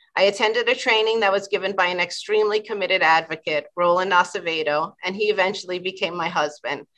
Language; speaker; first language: English; native; English